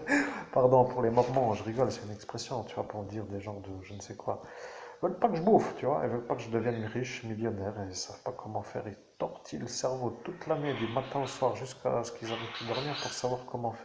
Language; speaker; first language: French; native; French